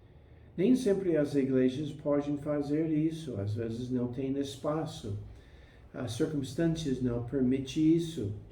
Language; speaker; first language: Portuguese; non-native, fluent; English